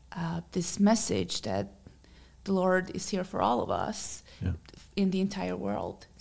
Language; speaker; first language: English; non-native, fluent; Hungarian